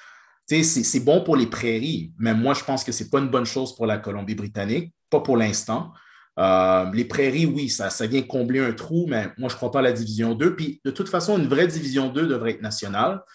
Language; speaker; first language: French; native; French